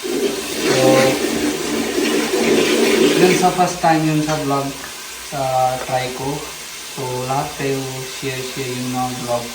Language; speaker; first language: Filipino; non-native, learner; Hindi